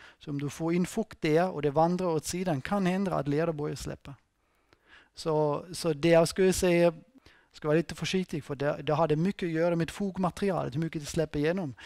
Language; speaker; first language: Swedish; non-native, fluent; German